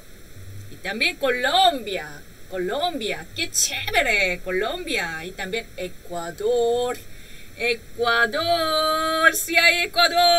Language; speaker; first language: Spanish; non-native, learner; Korean